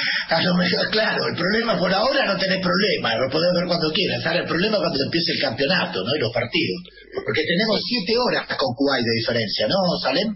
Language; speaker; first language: Spanish; native; Spanish